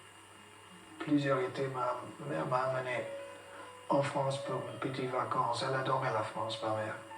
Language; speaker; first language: French; non-native, fluent; English